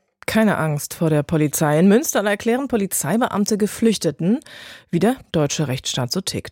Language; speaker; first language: German; native; German